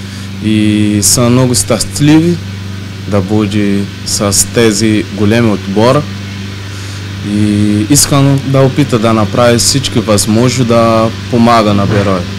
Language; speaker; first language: Bulgarian; non-native, learner; Portuguese